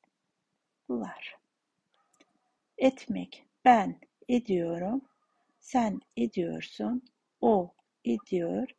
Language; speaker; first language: Turkish; non-native, fluent; Kazakh